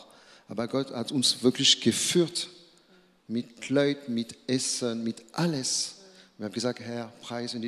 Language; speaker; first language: German; non-native, learner; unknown